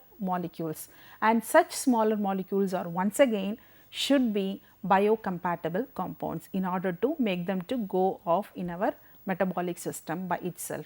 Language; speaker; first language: English; non-native, local second language; Tamil